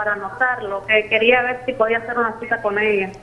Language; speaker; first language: Spanish; native; Spanish